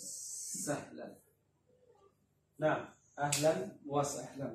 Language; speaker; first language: Arabic; non-native, fluent; Khmer